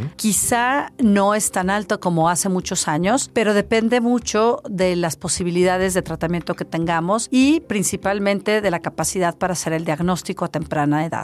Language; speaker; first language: Spanish; native; Spanish